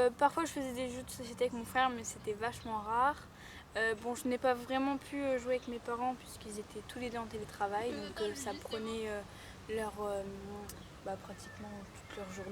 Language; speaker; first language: French; native; French